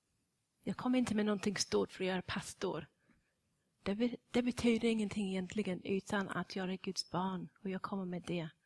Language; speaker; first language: Swedish; non-native, fluent; English